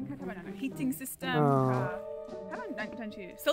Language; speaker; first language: Japanese; non-native, learner; English